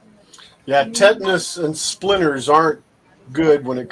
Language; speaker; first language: English; native; English